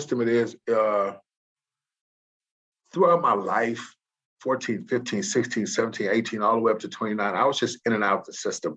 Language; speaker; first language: English; native; English